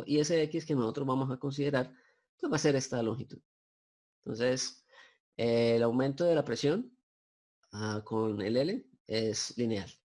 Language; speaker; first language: Spanish; native; Spanish